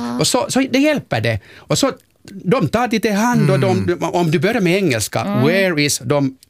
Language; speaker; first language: Swedish; non-native, local second language; Finnish